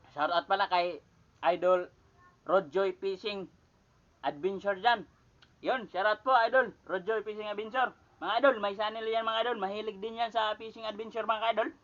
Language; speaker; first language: Filipino; non-native, local second language; Cebuano